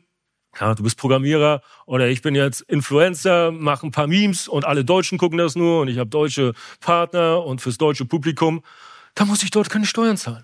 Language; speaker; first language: German; native; German